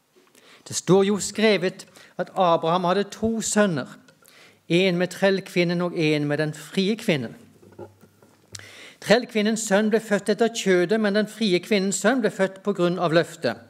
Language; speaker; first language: Norwegian; native; Norwegian